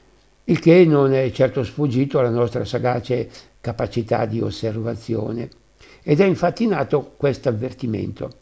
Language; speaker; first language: Italian; native; Italian